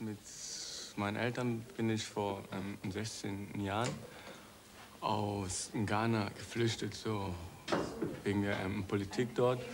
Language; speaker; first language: German; early bilingual, other home language; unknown